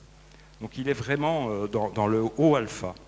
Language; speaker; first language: French; native; French